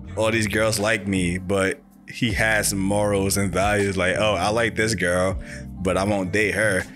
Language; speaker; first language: English; native; English